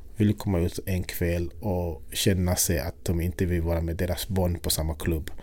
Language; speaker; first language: Swedish; non-native, fluent; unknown